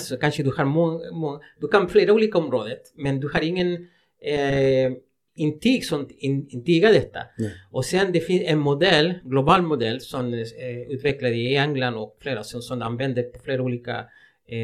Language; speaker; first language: Swedish; non-native, fluent; Spanish